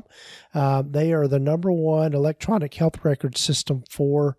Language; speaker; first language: English; native; English